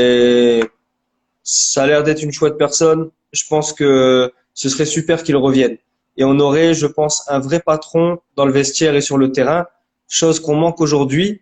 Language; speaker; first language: French; native; French